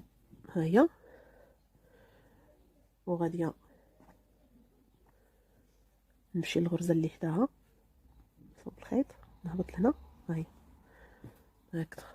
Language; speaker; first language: Arabic; native; Arabic